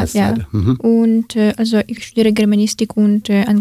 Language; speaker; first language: German; non-native, fluent; Ukrainian